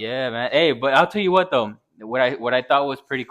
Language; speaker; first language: English; native; English